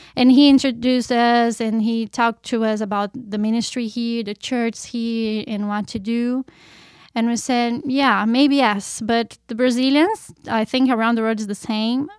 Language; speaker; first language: English; non-native, fluent; Portuguese